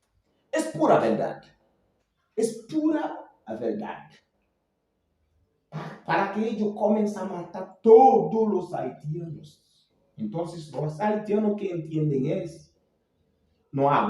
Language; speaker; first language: Spanish; non-native, fluent; Haitian Creole